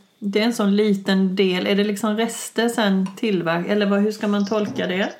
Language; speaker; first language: Swedish; native; Swedish